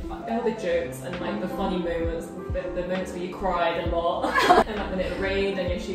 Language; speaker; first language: English; early bilingual, other home language; Korean